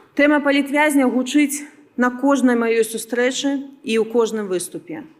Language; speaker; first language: Belarusian; non-native, local second language; Russian